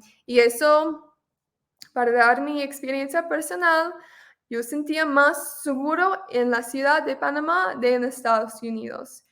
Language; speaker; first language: Spanish; non-native, fluent; English